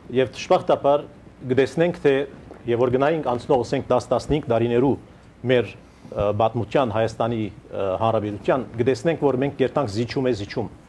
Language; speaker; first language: Armenian; early bilingual, heritage; Armenian